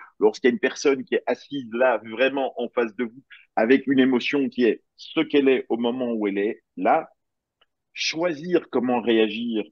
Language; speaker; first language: French; native; French